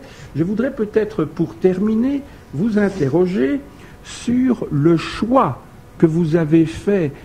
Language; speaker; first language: French; native; French